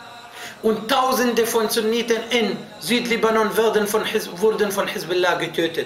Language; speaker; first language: German; non-native, fluent; Arabic